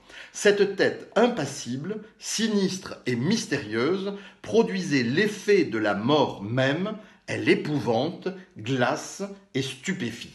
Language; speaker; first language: French; native; French